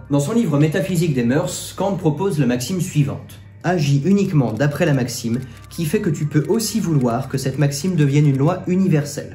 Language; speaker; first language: French; native; French